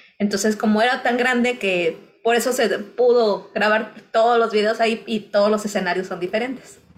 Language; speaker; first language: Spanish; native; Spanish